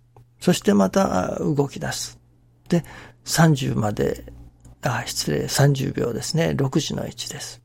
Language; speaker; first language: Japanese; native; Japanese